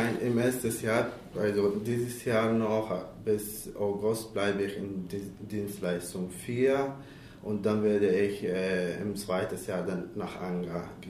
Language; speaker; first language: German; non-native, learner; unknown